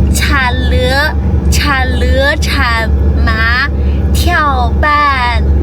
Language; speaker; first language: Thai; non-native, learner; Chinese